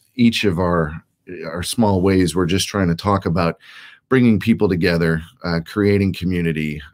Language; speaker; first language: English; native; English